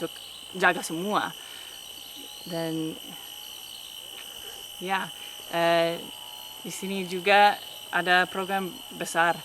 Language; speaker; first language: Indonesian; non-native, fluent; English